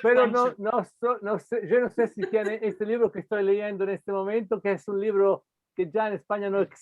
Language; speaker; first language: Spanish; non-native, fluent; Italian